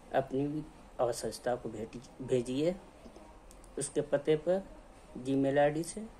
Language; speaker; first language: Hindi; native; Hindi